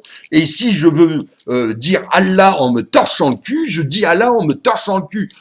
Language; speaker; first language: French; native; French